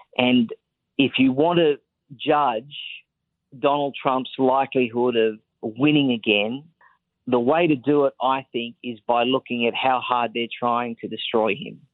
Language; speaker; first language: English; native; English